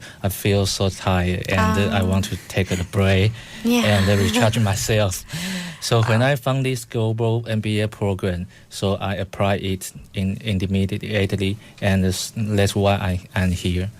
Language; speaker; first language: English; non-native, fluent; Chinese